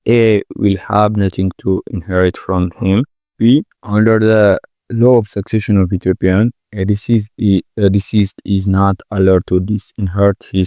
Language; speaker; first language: English; non-native, local second language; Amharic